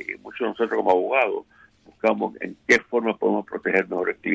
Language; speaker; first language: Spanish; native; Spanish